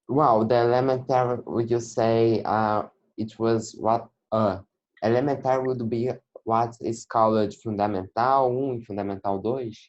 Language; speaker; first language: English; non-native, learner; Portuguese